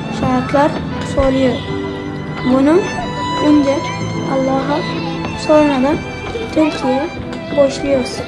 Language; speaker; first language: Turkish; early bilingual, other home language; Arabic